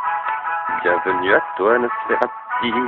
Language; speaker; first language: French; native; French